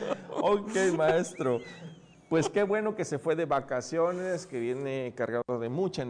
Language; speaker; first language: Spanish; native; Spanish